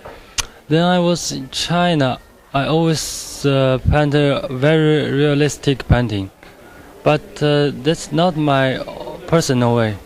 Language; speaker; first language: English; non-native, learner; Chinese